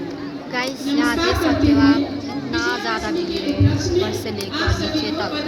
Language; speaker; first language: Hindi; non-native, local second language; Nepali